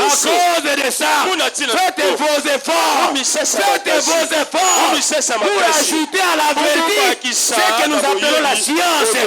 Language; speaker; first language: French; non-native, local second language; Lingala